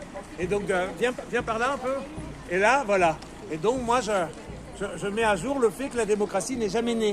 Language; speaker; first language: French; native; French